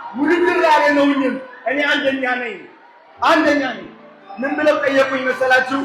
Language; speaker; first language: Amharic; native; Amharic